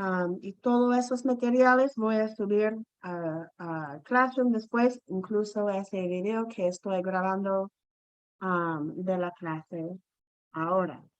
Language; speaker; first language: Spanish; non-native, fluent; English